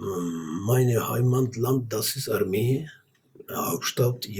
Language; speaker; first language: German; non-native, learner; Armenian